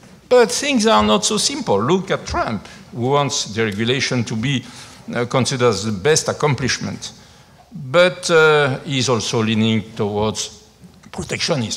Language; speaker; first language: English; non-native, fluent; French